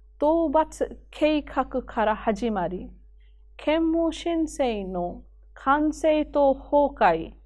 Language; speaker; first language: Japanese; non-native, fluent; Hindi